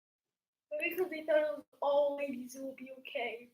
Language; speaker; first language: English; native; English